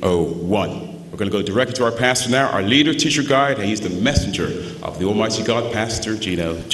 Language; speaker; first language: English; native; English